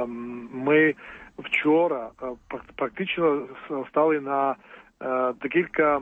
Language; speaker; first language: Ukrainian; non-native, fluent; Georgian